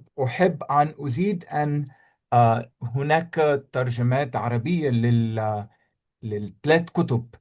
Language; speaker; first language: Arabic; non-native, fluent; English